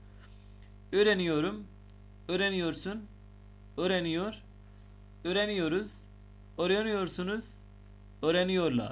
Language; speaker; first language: Turkish; non-native, fluent; Urdu